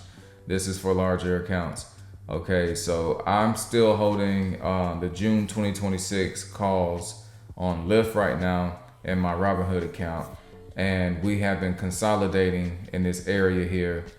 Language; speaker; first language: English; native; English